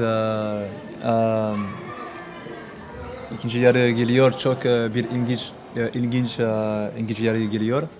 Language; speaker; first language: Turkish; non-native, learner; French